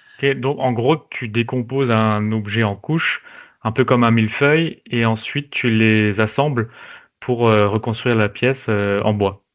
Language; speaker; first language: French; native; French